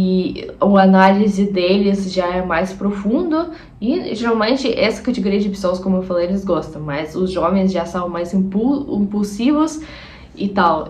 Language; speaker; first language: Portuguese; non-native, fluent; Russian